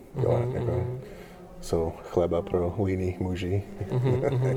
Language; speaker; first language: Czech; non-native, learner; English